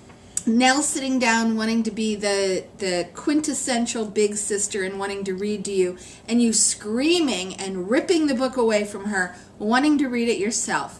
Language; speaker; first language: English; native; English